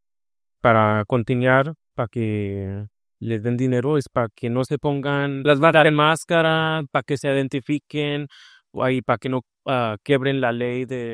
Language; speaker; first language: Spanish; early bilingual, heritage; Spanish